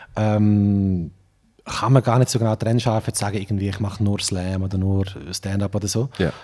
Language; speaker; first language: German; native; German